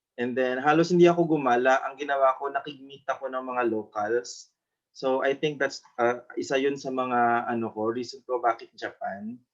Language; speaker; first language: Filipino; non-native, local second language; Cebuano